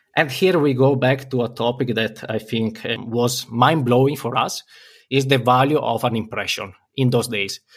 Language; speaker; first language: English; non-native, fluent; Italian